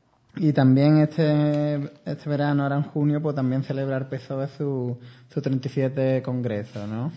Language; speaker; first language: Spanish; native; Spanish